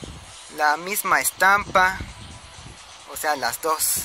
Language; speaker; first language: Spanish; native; Spanish